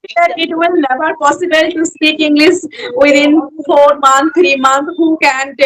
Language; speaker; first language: English; non-native, learner; Bangla